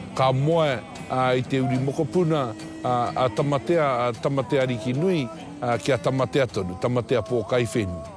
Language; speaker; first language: Māori; native; Māori